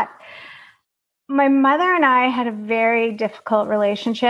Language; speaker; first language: English; native; English